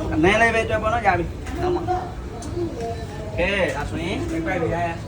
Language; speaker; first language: Burmese; native; Burmese